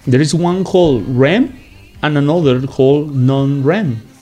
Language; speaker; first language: English; non-native, fluent; Spanish